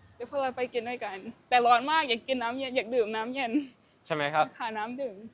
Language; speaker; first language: Thai; native; Thai